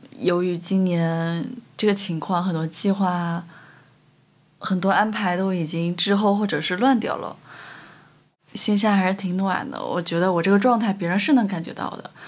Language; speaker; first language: Chinese; native; Chinese